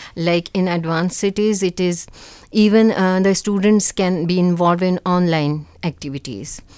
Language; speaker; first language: English; non-native, local second language; Urdu